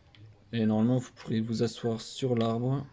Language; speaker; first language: French; native; French